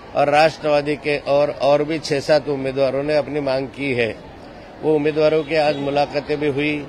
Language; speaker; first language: Hindi; non-native, local second language; Marathi